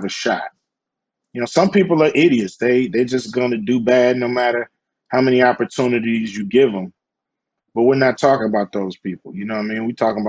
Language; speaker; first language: English; native; English